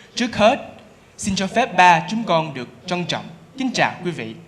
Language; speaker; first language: Vietnamese; early bilingual, other home language; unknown